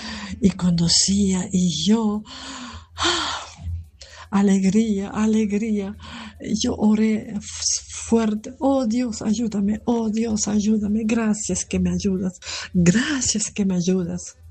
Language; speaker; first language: Spanish; non-native, fluent; German